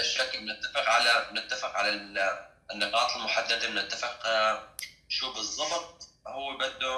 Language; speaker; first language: Arabic; native; Arabic